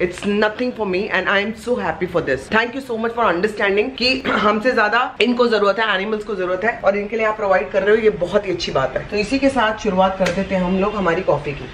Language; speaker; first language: Hindi; native; Hindi